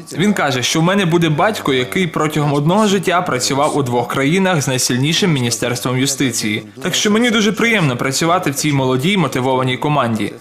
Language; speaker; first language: Ukrainian; non-native, fluent; Georgian